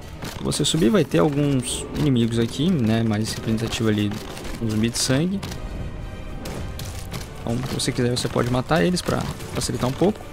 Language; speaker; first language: Portuguese; native; Portuguese